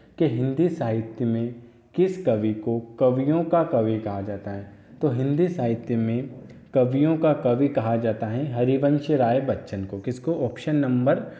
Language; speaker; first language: Hindi; native; Hindi